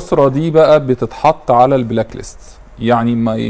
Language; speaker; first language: Arabic; native; Arabic